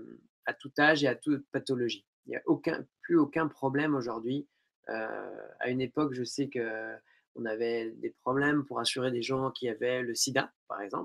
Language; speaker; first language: French; native; French